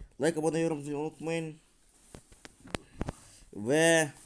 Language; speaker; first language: Turkish; non-native, learner; Russian